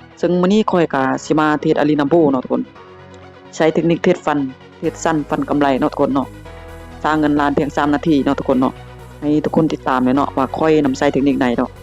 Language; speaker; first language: Thai; non-native, local second language; Lao